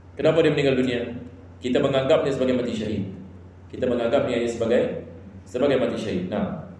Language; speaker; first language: Malay; non-native, fluent; Arabic